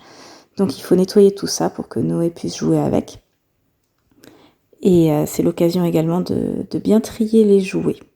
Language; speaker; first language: French; native; French